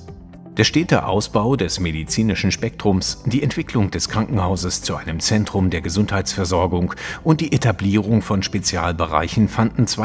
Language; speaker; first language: German; native; German